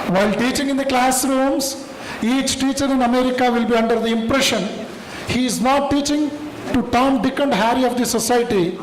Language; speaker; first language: English; non-native, local second language; Kannada